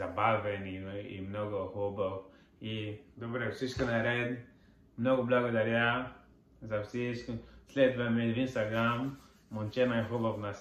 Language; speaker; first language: Bulgarian; non-native, learner; Portuguese